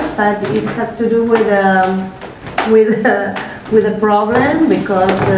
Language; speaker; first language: English; non-native, learner; Spanish